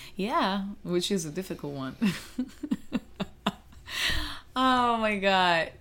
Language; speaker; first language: English; non-native, fluent; Spanish